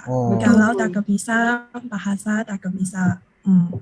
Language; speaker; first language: Indonesian; non-native, learner; Chinese